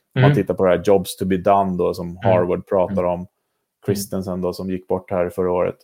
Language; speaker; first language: Swedish; native; Swedish